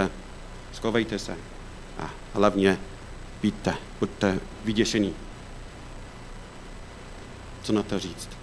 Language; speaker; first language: Czech; non-native, fluent; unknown